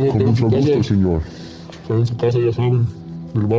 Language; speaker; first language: Spanish; native; Spanish